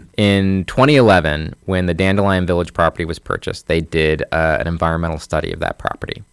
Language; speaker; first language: English; native; English